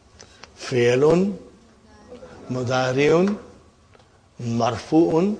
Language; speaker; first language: Arabic; non-native, fluent; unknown